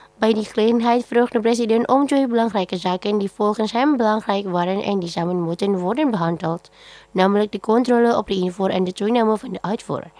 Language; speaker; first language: Dutch; non-native, fluent; Indonesian